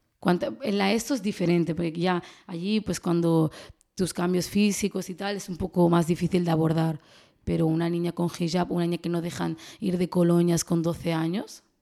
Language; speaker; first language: Spanish; early bilingual, other home language; Arabic